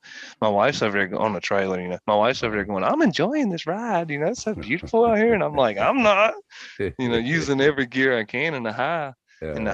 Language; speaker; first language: English; native; English